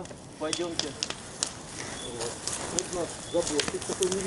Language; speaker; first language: Russian; native; Russian